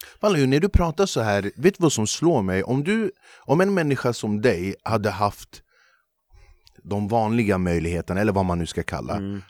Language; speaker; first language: Swedish; early bilingual, other home language; Kurdish